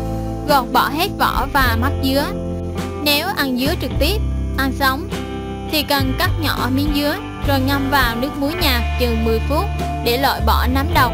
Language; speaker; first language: Vietnamese; native; Vietnamese